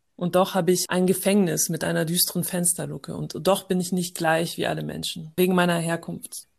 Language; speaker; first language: German; early bilingual, heritage; French